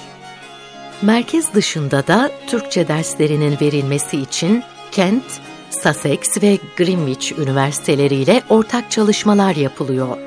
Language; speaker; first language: Turkish; native; Turkish